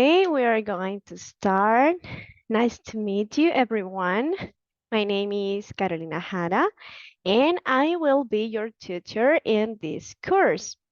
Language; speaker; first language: English; non-native, fluent; Spanish